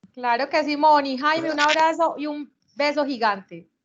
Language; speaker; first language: Spanish; native; Spanish